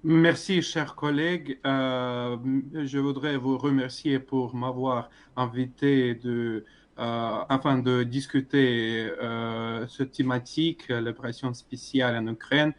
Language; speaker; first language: French; non-native, fluent; Russian